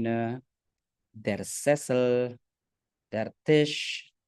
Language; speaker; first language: German; non-native, fluent; Indonesian